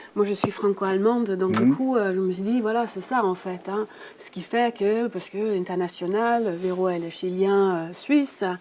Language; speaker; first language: French; native; French